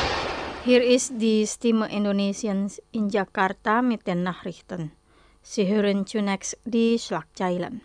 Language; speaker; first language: German; non-native, fluent; Indonesian